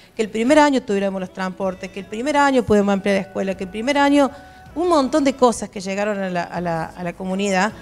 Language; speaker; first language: Spanish; native; Spanish